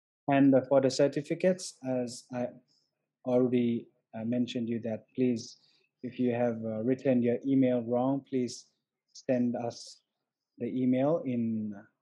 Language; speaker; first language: English; non-native, fluent; Thai